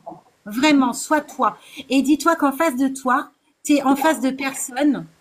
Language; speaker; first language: French; native; French